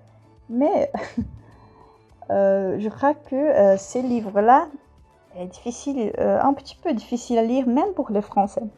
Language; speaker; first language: French; non-native, fluent; Portuguese